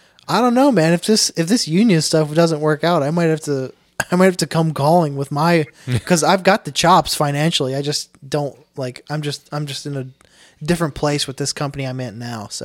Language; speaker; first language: English; native; English